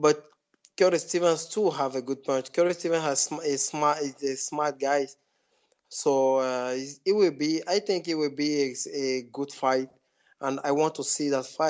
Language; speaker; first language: English; non-native, fluent; French